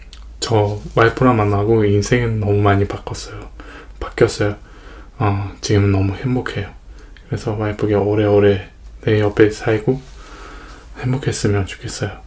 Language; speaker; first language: Korean; non-native, fluent; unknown